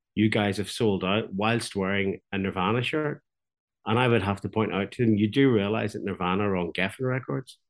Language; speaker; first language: English; native; English